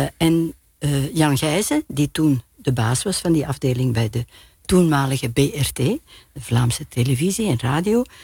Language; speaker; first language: Dutch; native; Dutch